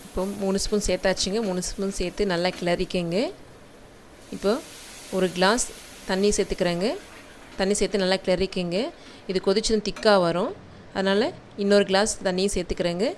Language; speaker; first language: Tamil; native; Tamil